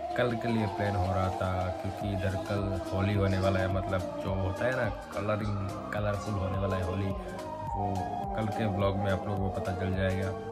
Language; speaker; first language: Hindi; non-native, local second language; Bangla